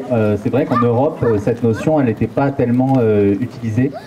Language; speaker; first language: French; native; French